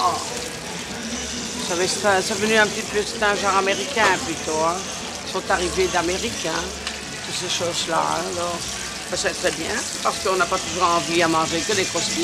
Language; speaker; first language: French; native; French